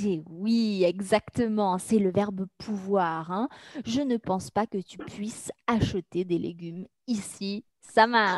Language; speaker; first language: French; native; French